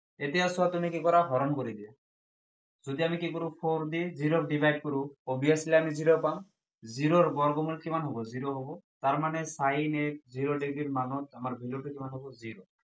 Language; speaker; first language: Assamese; non-native, local second language; Bangla